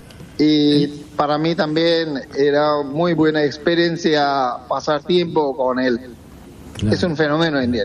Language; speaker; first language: Spanish; non-native, fluent; Bangla